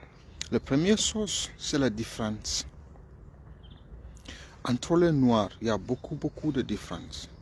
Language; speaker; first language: French; non-native, fluent; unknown